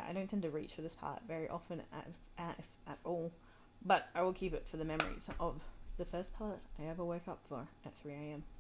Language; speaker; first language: English; native; English